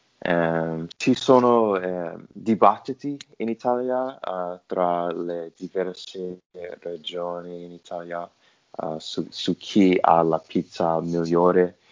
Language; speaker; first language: Italian; non-native, learner; English